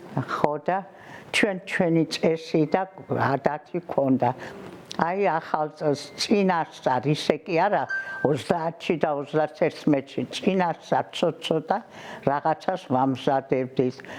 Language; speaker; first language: Georgian; non-native, local second language; Mingrelian